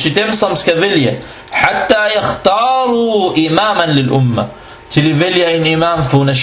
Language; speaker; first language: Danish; non-native, fluent; Arabic